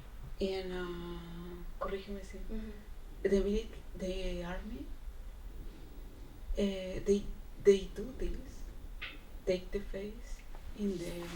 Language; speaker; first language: English; non-native, learner; Spanish